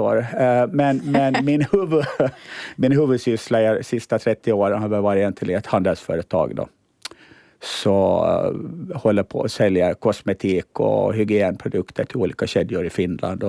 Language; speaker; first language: Swedish; native; Swedish